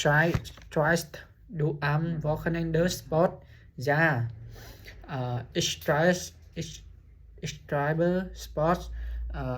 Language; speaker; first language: German; non-native, learner; Vietnamese